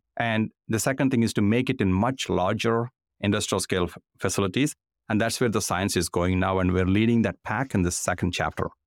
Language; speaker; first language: English; non-native, local second language; Telugu